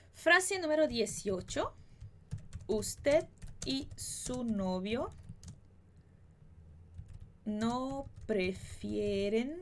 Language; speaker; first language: Spanish; non-native, fluent; Portuguese